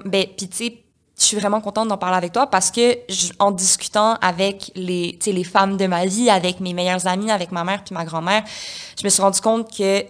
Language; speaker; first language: French; native; French